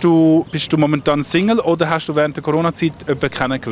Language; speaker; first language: German; native; German